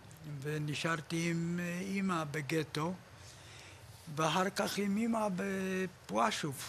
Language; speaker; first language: Hebrew; non-native, fluent; Polish